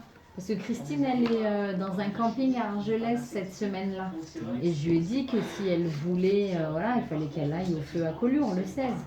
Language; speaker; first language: French; native; French